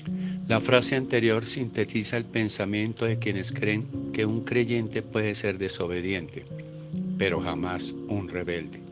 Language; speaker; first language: Spanish; native; Spanish